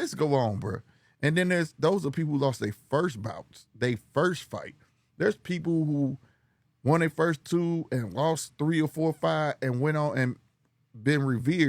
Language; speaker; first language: English; native; English